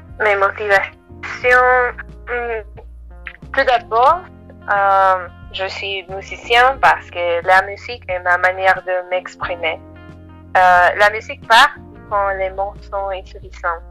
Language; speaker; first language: French; non-native, learner; Spanish